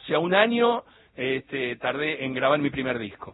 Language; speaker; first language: Spanish; native; Spanish